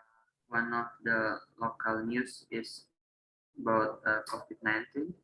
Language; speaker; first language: English; non-native, learner; Indonesian